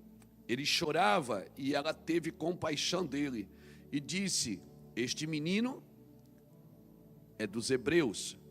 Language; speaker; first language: Portuguese; native; Portuguese